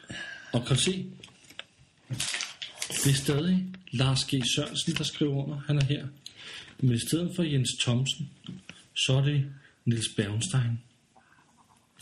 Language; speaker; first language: Danish; native; Danish